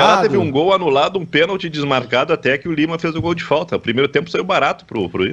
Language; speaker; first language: Portuguese; native; Portuguese